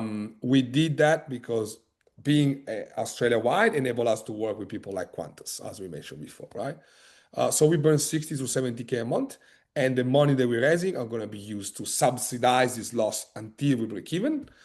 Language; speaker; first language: English; non-native, fluent; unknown